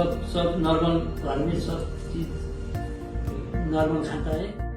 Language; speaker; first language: Hindi; non-native, learner; Nepali